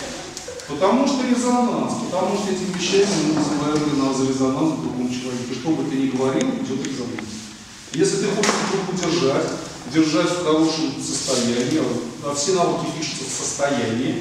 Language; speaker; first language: Russian; native; Russian